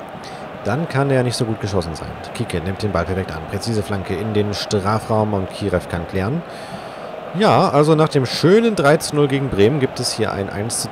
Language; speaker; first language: German; native; German